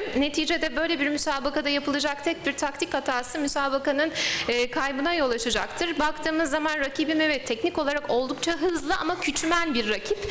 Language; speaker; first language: Turkish; native; Turkish